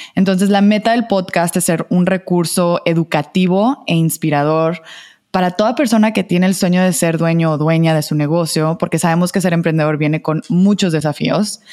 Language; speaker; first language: Spanish; native; Spanish